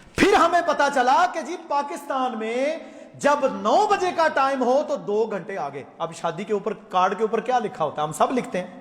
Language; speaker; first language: Urdu; non-native, local second language; Punjabi